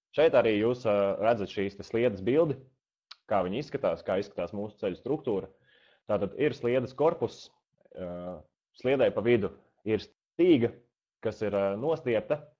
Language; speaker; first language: Latvian; native; Latvian